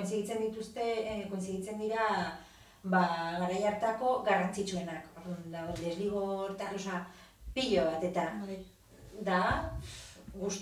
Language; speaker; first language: Basque; non-native, local second language; Spanish